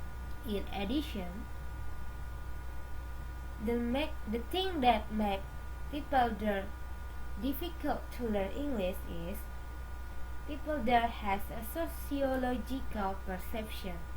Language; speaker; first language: English; non-native, learner; Indonesian